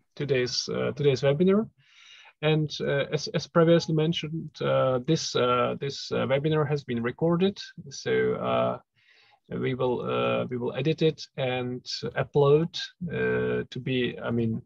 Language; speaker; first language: English; non-native, fluent; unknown